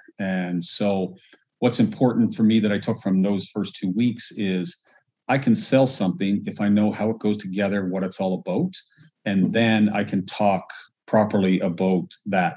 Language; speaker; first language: English; native; English